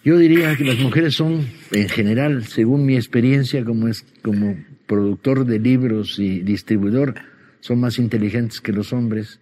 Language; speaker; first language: Spanish; native; Spanish